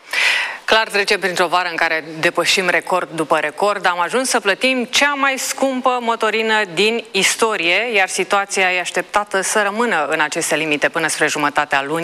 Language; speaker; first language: Romanian; native; Romanian